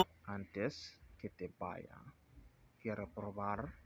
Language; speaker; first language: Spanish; non-native, fluent; English